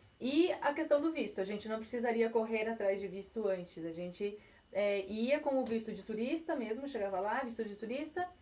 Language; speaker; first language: Portuguese; early bilingual, heritage; Portuguese